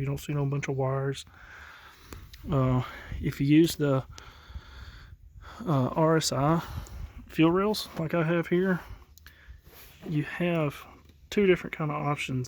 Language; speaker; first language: English; native; English